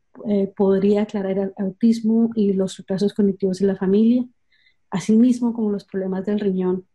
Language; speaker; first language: Spanish; native; Spanish